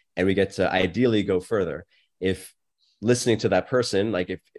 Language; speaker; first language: English; native; English